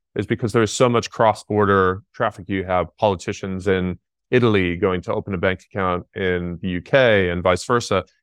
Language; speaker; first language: English; native; English